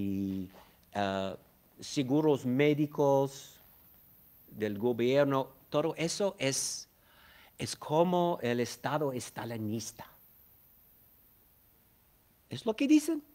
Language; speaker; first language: Spanish; non-native, fluent; English